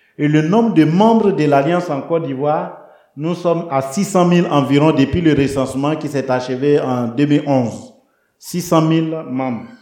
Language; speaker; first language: French; non-native, local second language; Baoulé